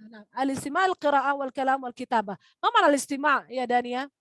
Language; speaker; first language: Arabic; non-native, fluent; Indonesian